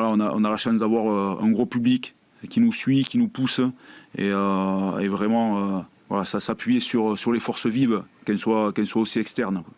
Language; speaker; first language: French; native; French